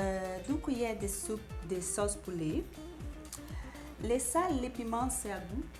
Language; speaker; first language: French; non-native, learner; Portuguese